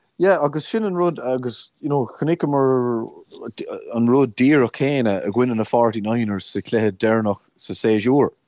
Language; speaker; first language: Irish; native; Irish